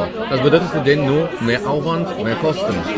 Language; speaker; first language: German; non-native, fluent; Polish